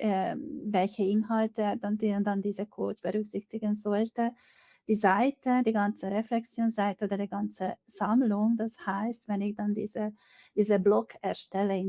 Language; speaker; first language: German; non-native, fluent; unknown